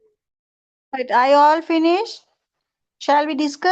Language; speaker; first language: English; non-native, local second language; Tamil